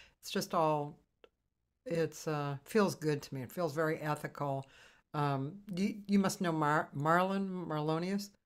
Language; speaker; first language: English; native; English